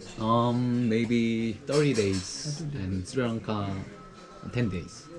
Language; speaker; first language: English; non-native, learner; Korean